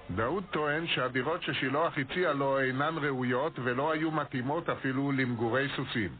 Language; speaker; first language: Hebrew; native; Hebrew